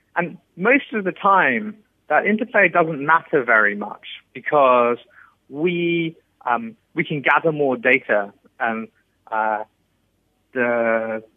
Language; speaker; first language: English; native; English